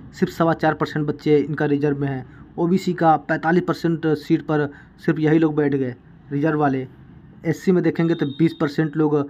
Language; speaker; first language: Hindi; native; Hindi